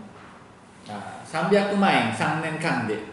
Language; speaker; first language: Japanese; non-native, fluent; Indonesian